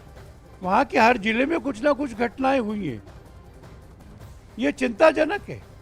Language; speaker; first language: Hindi; native; Hindi